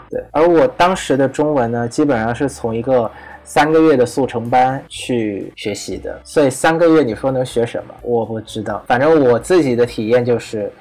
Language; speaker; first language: Chinese; non-native, fluent; Vietnamese